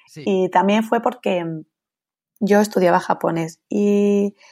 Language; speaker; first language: Spanish; native; Spanish